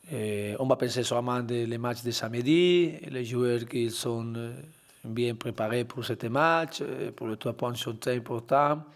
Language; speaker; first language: French; non-native, learner; Spanish